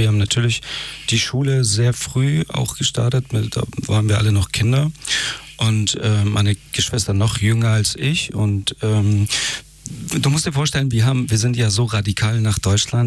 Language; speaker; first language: German; early bilingual, other home language; Persian